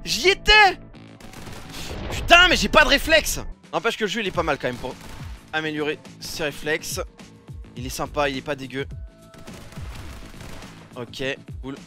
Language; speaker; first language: French; native; French